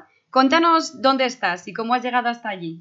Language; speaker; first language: Spanish; native; Spanish